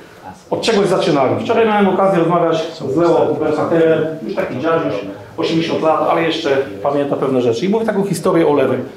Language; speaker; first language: Polish; native; Polish